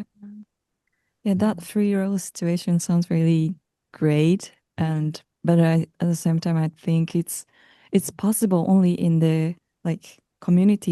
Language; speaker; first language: English; non-native, learner; Japanese